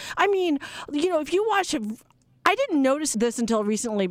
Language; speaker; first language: English; native; English